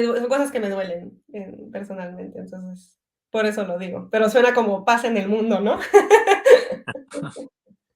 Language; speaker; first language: Spanish; early bilingual, heritage; French